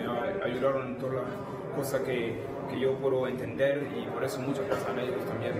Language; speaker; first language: Spanish; non-native, learner; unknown